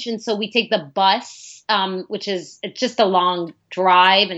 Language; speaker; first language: English; early bilingual, other home language; Arabic